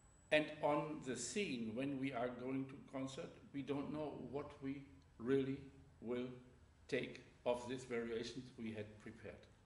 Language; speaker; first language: English; non-native, fluent; German